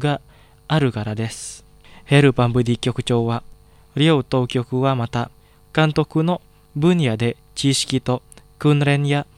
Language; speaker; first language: Japanese; non-native, fluent; Indonesian